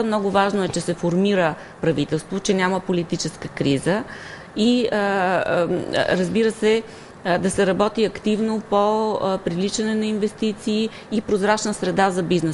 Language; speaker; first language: Bulgarian; native; Bulgarian